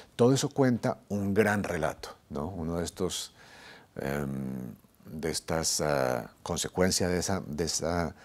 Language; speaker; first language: Spanish; native; Spanish